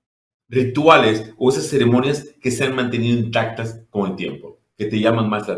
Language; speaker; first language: Spanish; native; Spanish